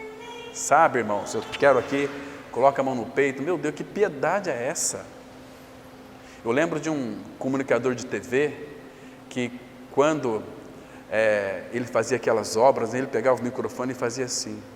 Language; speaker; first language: Portuguese; native; Portuguese